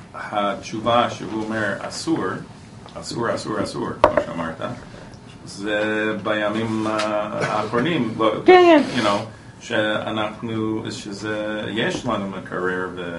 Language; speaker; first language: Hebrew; non-native, learner; English